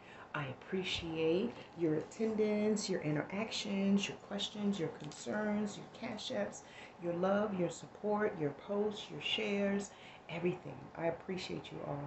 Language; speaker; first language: English; native; English